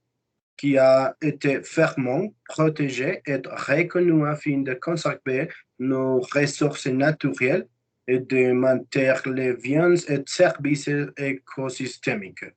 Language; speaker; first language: French; non-native, fluent; Spanish